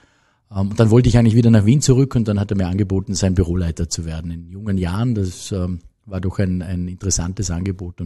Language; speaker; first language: German; native; German